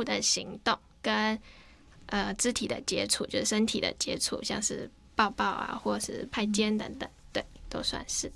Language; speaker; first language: Chinese; native; Chinese